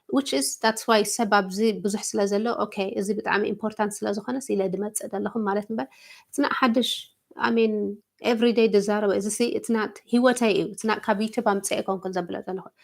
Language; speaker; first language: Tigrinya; early bilingual, heritage; Tigrinya